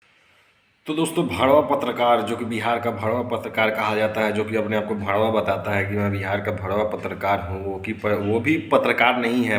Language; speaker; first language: Hindi; native; Hindi